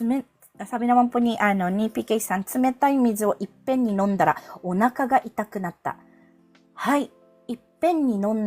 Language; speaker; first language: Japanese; non-native, fluent; Filipino